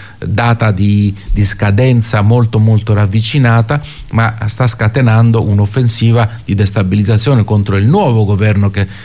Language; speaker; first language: Italian; non-native, fluent; Greek